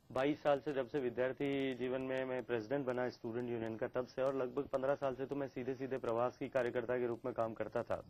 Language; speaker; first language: Hindi; native; Hindi